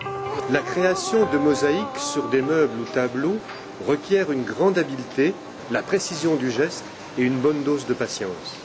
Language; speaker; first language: French; native; French